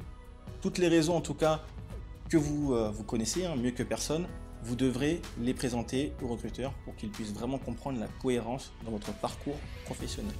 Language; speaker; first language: French; native; French